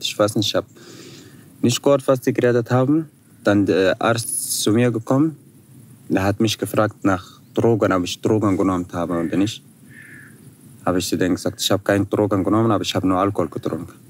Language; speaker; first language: German; non-native, fluent; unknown